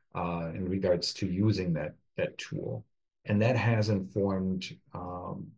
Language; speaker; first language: English; non-native, fluent; German